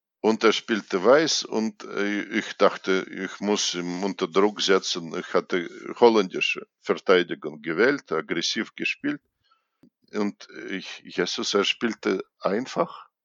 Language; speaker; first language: German; non-native, fluent; Russian